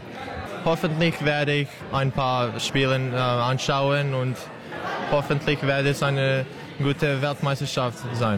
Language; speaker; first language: German; non-native, learner; Serbian